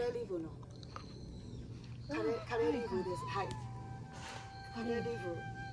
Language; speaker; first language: Japanese; non-native, fluent; Burmese